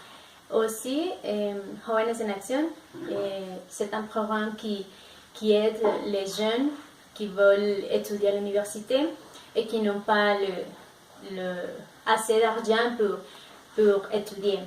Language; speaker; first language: French; non-native, learner; Spanish